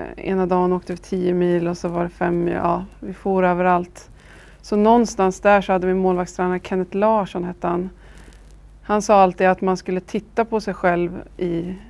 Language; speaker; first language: Swedish; native; Swedish